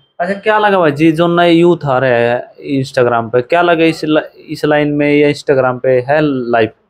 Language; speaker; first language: Hindi; native; Hindi